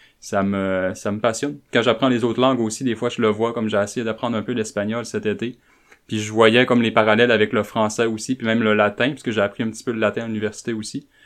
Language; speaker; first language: French; native; French